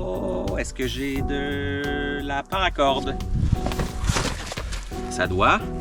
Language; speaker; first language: French; native; French